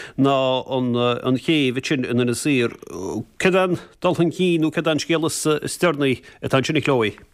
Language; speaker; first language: Irish; native; Irish